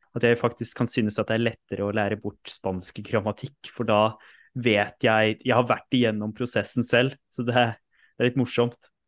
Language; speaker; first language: Norwegian; native; Norwegian